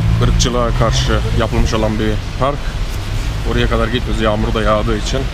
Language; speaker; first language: Turkish; early bilingual, heritage; Turkish